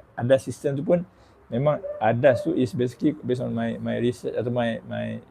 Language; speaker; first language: English; non-native, local second language; Malay